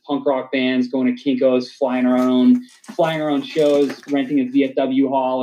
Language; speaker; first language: English; native; English